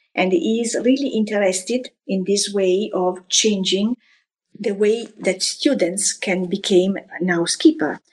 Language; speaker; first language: English; non-native, fluent; Italian